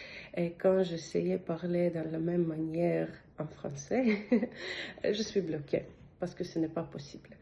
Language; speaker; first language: French; non-native, learner; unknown